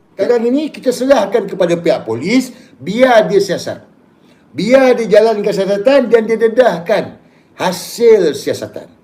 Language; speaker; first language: Malay; native; Malay